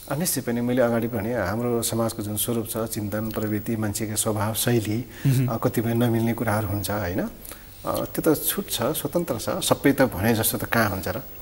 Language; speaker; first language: Nepali; native; Nepali